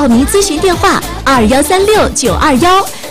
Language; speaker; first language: Chinese; native; Chinese